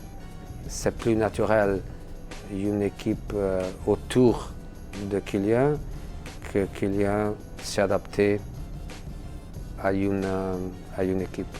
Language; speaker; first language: French; non-native, fluent; Portuguese